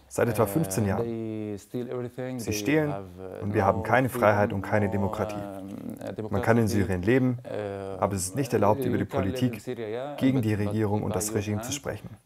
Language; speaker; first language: German; non-native, fluent; Arabic